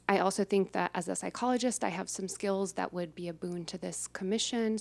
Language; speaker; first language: English; native; English